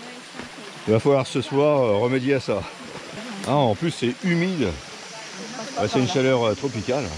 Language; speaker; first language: French; native; French